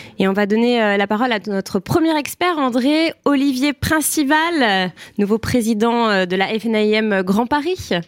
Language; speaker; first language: French; native; French